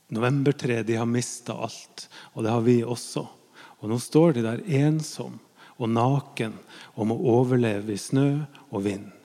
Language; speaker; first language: Norwegian; native; Norwegian